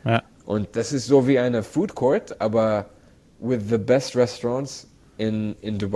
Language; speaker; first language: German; non-native, learner; Arabic